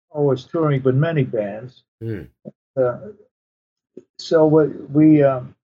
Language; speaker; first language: English; early bilingual, other home language; Polish